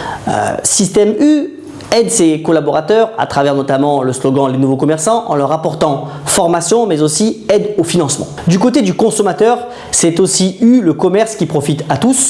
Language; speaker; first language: French; native; French